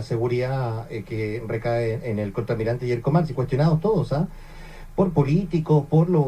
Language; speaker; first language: Spanish; native; Spanish